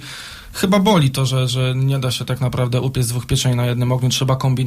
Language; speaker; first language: Polish; native; Polish